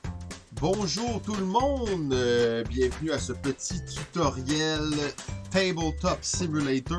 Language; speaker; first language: French; native; French